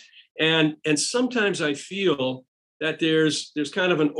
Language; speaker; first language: English; native; English